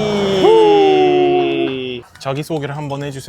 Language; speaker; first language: Korean; non-native, fluent; English